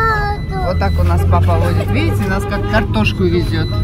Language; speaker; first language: Russian; native; Russian